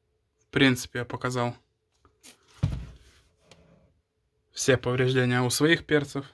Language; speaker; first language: Russian; native; Russian